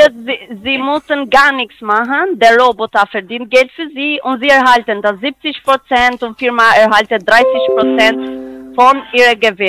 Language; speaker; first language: German; non-native, learner; Spanish